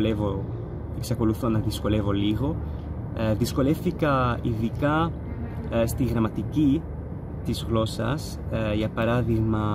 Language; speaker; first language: Greek; non-native, fluent; Arabic